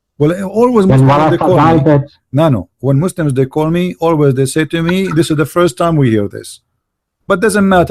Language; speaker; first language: English; non-native, fluent; Arabic